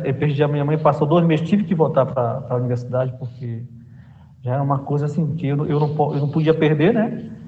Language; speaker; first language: Portuguese; non-native, local second language; Kayapó